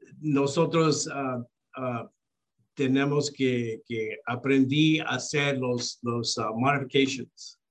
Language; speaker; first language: Spanish; early bilingual, heritage; Spanish